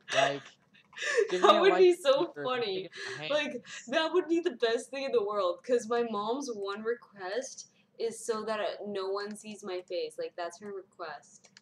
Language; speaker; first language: English; native; English